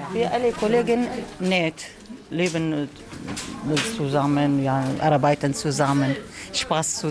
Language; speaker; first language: German; non-native, learner; Arabic